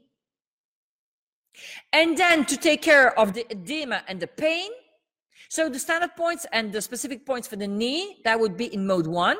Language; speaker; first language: English; non-native, fluent; Dutch